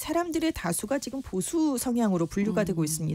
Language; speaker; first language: Korean; native; Korean